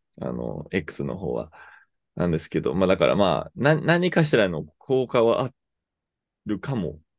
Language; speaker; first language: Japanese; non-native, fluent; English